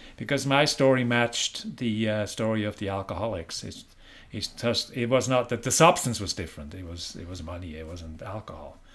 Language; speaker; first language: English; non-native, fluent; German